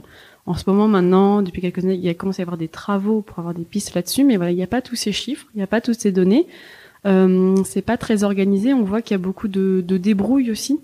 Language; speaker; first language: French; native; French